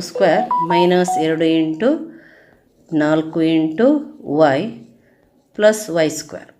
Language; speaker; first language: Kannada; native; Kannada